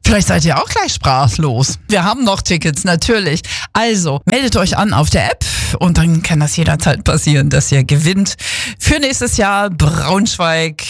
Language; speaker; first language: German; native; German